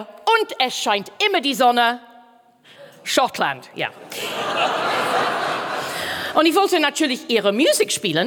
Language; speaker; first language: German; non-native, fluent; English